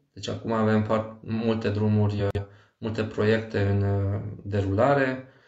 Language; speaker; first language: Romanian; non-native, local second language; Hungarian